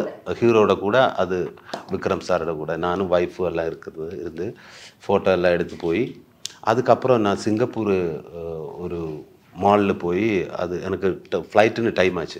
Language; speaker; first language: Tamil; non-native, learner; Malayalam